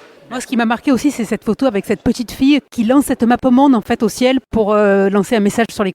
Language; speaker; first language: French; native; French